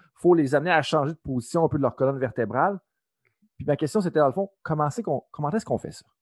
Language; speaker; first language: French; native; French